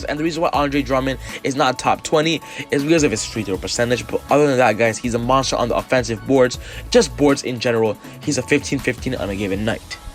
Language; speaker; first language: English; native; English